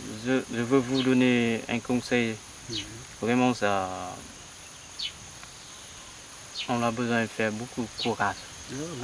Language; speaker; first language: French; non-native, learner; Vietnamese